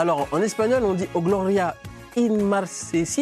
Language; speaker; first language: French; native; French